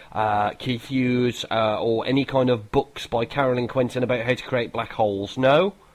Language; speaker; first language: English; native; English